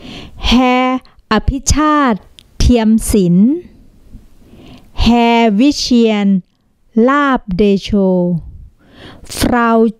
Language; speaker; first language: German; non-native, learner; Thai